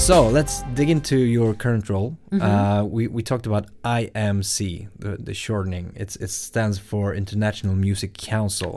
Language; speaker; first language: English; non-native, fluent; Swedish